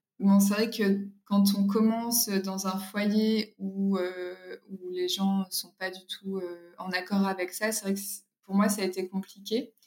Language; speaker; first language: French; native; French